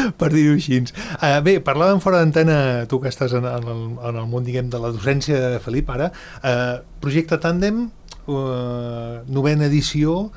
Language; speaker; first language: Catalan; native; Catalan